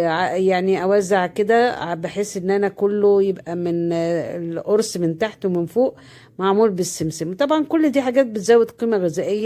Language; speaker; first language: Arabic; native; Arabic